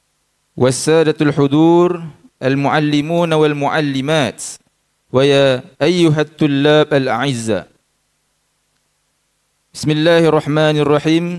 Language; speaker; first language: Arabic; non-native, fluent; Malay